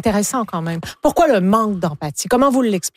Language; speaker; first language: French; native; French